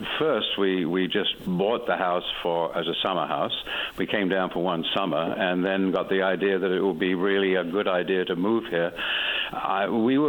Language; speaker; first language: English; native; English